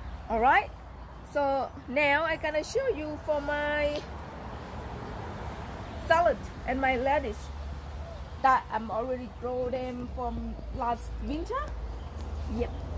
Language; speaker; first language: English; non-native, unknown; Thai